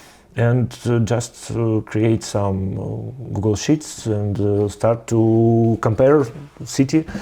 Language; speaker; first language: English; non-native, learner; Russian